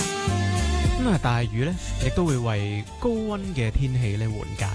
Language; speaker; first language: Chinese; non-native, local second language; Cantonese